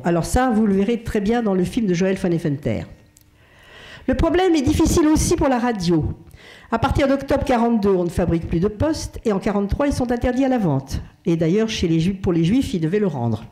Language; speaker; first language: French; native; French